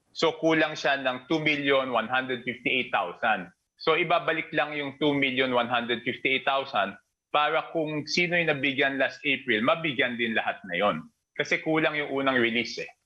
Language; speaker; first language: Filipino; native; Filipino